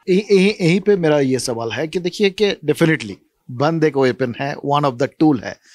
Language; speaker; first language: Hindi; non-native, local second language; Bangla